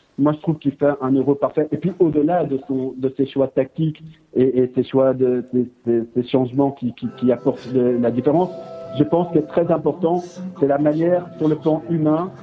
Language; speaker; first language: French; non-native, fluent; English